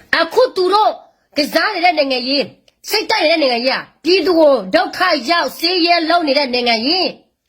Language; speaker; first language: Burmese; non-native, local second language; S'gaw Karen